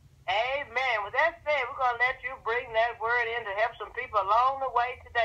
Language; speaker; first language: English; native; English